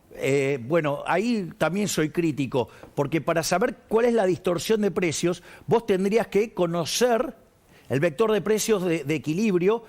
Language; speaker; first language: Spanish; native; Spanish